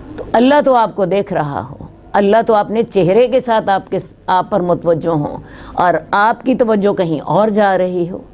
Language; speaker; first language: Urdu; non-native, local second language; Punjabi